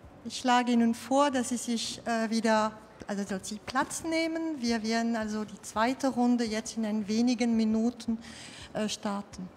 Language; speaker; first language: German; non-native, learner; French